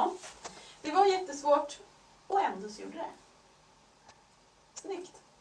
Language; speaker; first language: Swedish; native; Swedish